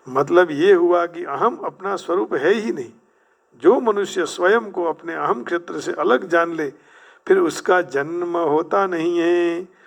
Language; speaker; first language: Hindi; non-native, local second language; Gujarati